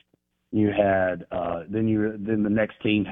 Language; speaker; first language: English; native; English